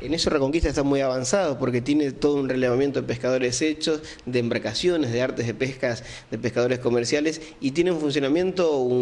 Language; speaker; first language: Spanish; native; Spanish